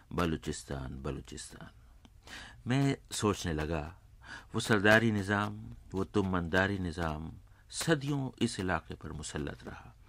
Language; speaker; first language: Urdu; native; Urdu